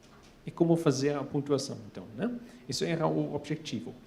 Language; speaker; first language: Portuguese; non-native, fluent; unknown